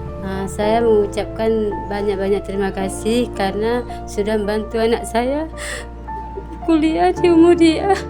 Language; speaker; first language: Indonesian; non-native, local second language; Achinese